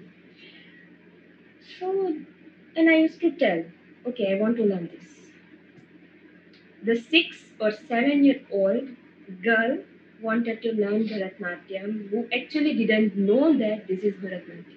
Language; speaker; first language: English; non-native, local second language; Gujarati